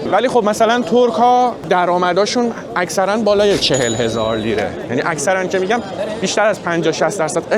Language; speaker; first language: Persian; native; Persian